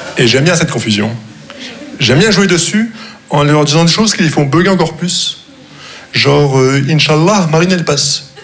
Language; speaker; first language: French; non-native, local second language; Arabic